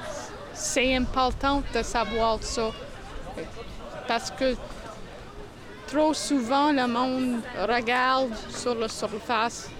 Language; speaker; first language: French; non-native, local second language; English